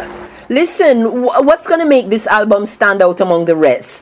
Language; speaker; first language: English; native; English